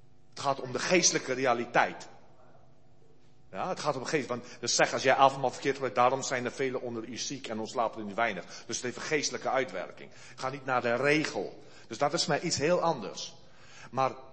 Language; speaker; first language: Dutch; non-native, fluent; Afrikaans